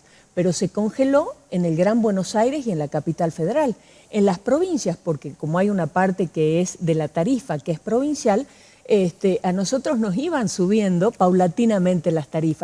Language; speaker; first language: Spanish; native; Spanish